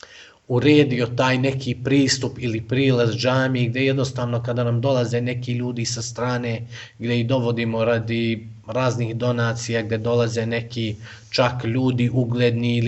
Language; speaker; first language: Bosnian; native; Bosnian